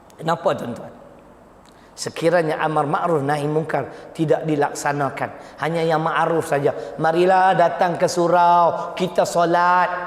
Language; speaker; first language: Malay; native; Malay